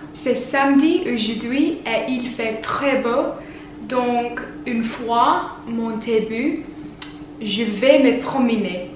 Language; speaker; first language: French; non-native, learner; English